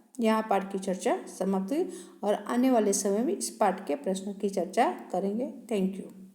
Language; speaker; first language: Hindi; native; Hindi